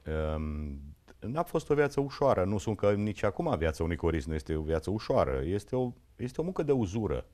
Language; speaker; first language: Romanian; native; Romanian